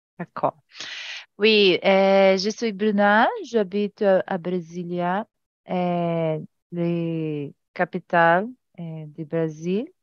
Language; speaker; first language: French; non-native, learner; Portuguese